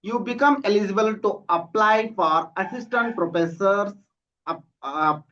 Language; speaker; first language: English; non-native, local second language; Kannada